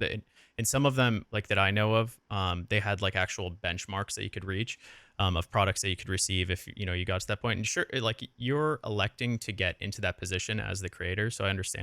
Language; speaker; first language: English; native; English